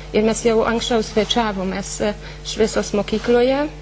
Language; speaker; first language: Lithuanian; non-native, fluent; Hungarian